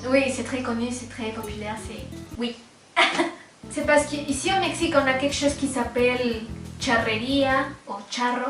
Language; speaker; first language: French; non-native, fluent; Spanish